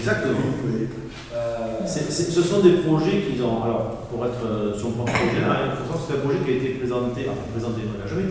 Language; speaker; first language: French; native; French